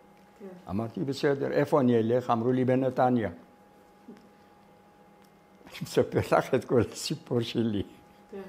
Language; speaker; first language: Hebrew; non-native, fluent; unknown